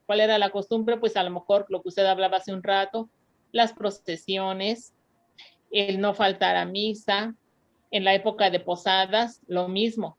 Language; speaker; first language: Spanish; native; Spanish